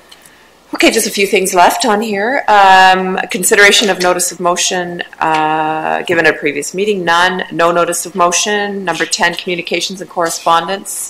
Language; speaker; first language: English; native; English